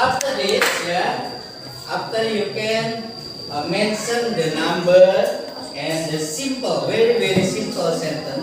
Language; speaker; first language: English; non-native, learner; Indonesian